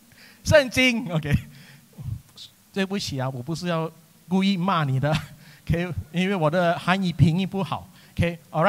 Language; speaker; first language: Chinese; non-native, local second language; English